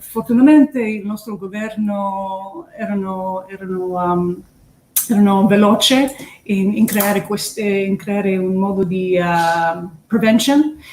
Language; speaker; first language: Italian; early bilingual, heritage; English